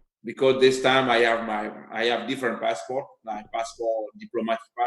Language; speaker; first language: English; non-native, learner; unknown